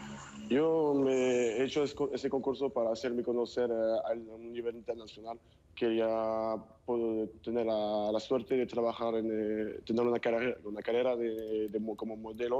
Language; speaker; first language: Spanish; non-native, fluent; French